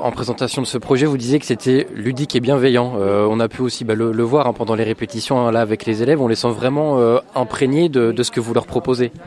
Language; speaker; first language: French; native; French